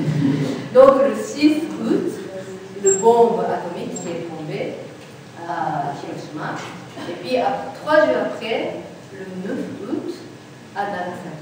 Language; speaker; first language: French; non-native, learner; Japanese